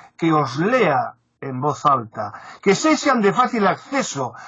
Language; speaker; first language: Spanish; non-native, local second language; Galician